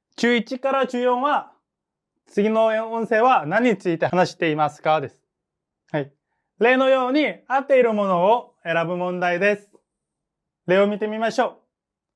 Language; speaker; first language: Japanese; non-native, fluent; Korean